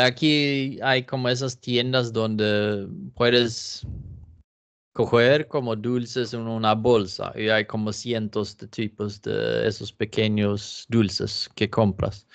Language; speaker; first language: Spanish; non-native, fluent; Swedish